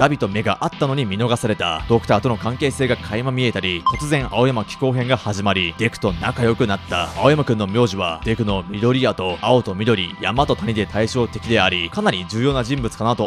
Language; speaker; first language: Japanese; native; Japanese